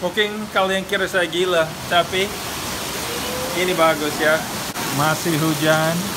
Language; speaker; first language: Indonesian; non-native, fluent; English